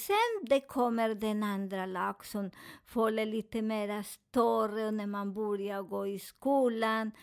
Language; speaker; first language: Swedish; non-native, learner; Spanish